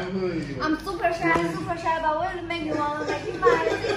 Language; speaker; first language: English; non-native, learner; Chinese